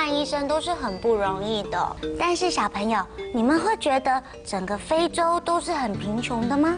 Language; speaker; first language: Chinese; native; Chinese